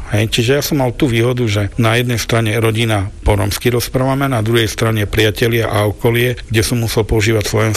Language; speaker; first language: Slovak; non-native, local second language; Romany